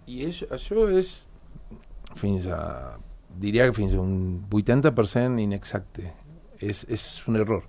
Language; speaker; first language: Catalan; non-native, fluent; Spanish